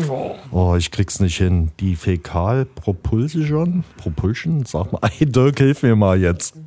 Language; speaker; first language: German; native; German